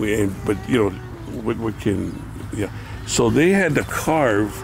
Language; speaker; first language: English; native; English